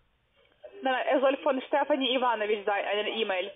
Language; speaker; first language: German; non-native, learner; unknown